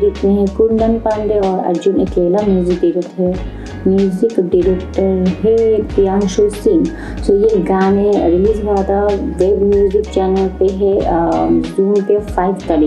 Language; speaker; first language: Hindi; non-native, fluent; Bangla